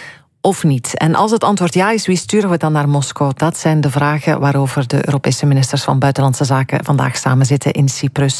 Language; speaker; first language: Dutch; native; Dutch